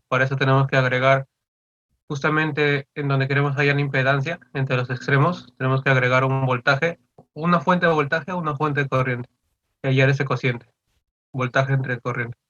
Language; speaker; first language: Spanish; native; Spanish